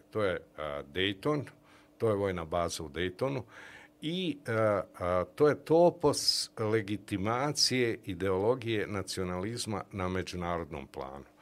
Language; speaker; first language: Bosnian; native; Bosnian